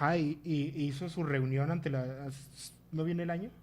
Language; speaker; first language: Spanish; native; Spanish